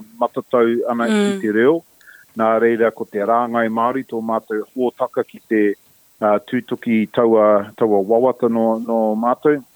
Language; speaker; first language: Māori; non-native, local second language; English